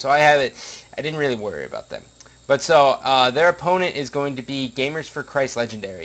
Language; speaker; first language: English; native; English